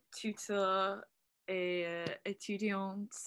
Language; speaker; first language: French; non-native, learner; English